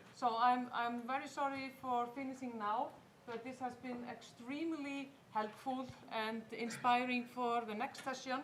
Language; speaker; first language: English; non-native, fluent; Icelandic